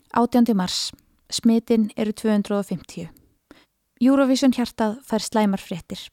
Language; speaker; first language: Icelandic; native; Icelandic